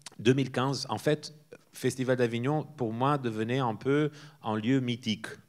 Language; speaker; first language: French; non-native, fluent; Portuguese